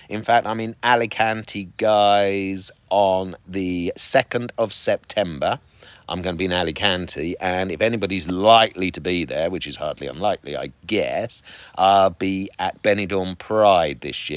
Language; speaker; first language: English; native; English